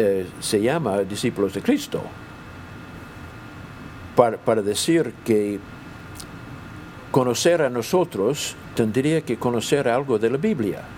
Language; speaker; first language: Spanish; non-native, fluent; English